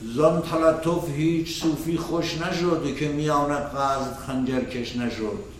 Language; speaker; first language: Persian; native; Persian